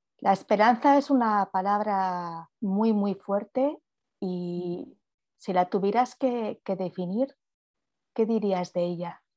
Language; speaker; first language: Spanish; native; Spanish